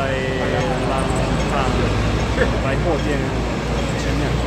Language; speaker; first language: Chinese; non-native, learner; Italian